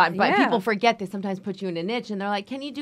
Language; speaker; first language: English; native; English